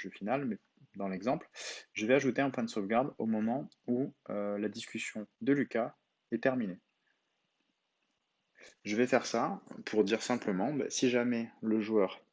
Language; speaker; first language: French; native; French